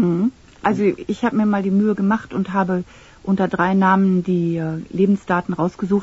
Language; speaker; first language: German; native; German